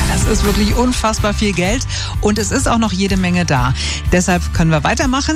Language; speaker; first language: German; native; German